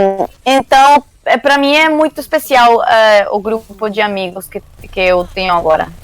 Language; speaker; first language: Portuguese; non-native, learner; Spanish